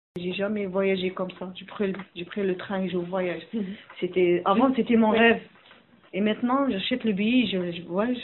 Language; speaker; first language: French; non-native, learner; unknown